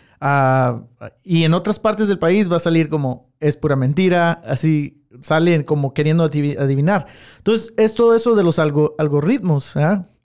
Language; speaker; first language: Spanish; early bilingual, heritage; Spanish